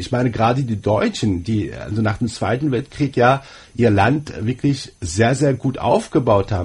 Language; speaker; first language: German; non-native, fluent; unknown